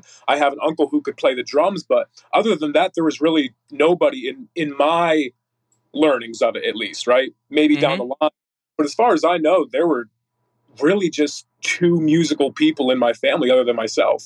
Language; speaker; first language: English; native; English